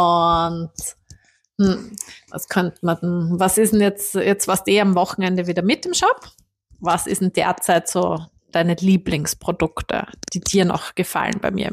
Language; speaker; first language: German; native; German